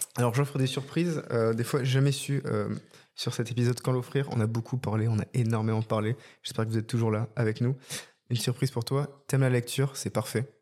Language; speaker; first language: French; native; French